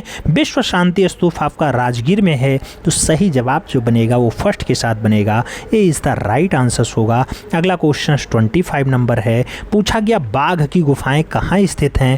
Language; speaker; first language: Hindi; native; Hindi